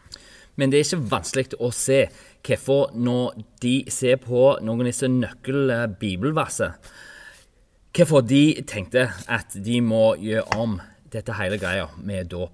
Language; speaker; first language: Norwegian; non-native, fluent; English